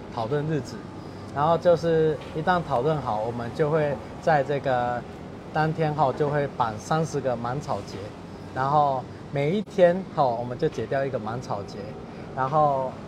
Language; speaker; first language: Chinese; native; Chinese